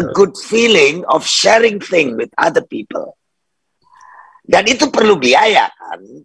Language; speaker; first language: English; non-native, fluent; Indonesian